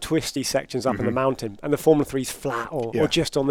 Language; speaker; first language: English; native; English